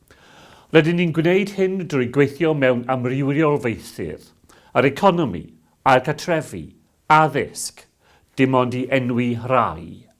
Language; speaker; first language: Welsh; non-native, local second language; English